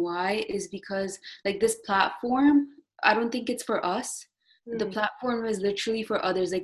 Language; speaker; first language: English; non-native, local second language; Punjabi